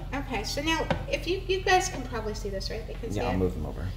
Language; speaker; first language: English; native; English